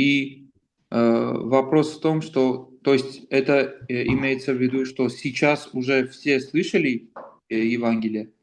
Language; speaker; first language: Russian; non-native, fluent; Armenian